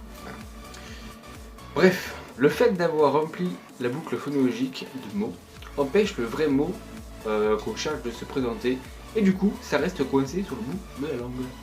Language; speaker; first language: French; native; French